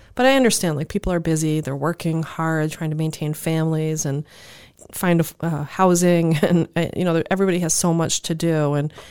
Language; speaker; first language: English; native; English